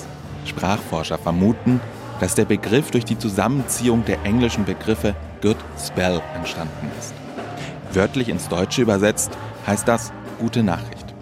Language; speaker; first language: German; native; German